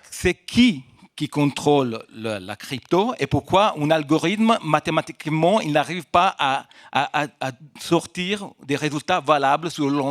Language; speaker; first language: French; non-native, fluent; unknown